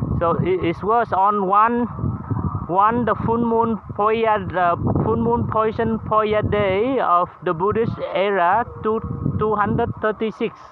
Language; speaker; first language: English; non-native, learner; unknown